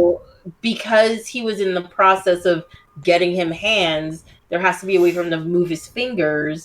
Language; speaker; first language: English; native; English